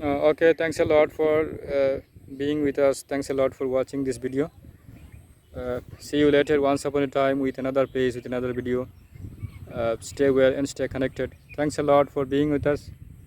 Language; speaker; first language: English; non-native, local second language; Bangla